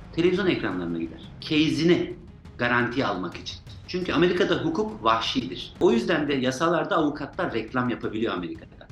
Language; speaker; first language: Turkish; native; Turkish